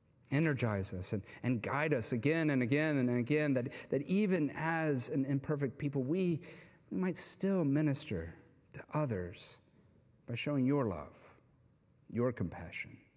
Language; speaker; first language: English; native; English